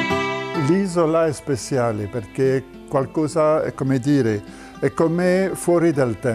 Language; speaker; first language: Italian; non-native, fluent; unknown